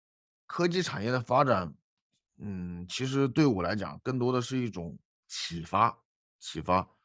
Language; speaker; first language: Chinese; native; Chinese